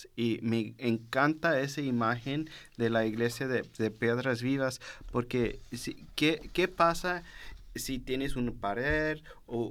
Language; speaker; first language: Spanish; early bilingual, heritage; Spanish